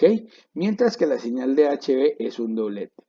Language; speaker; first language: Spanish; native; Spanish